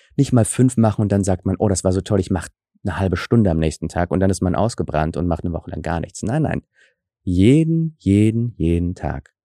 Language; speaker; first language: German; early bilingual, other home language; Russian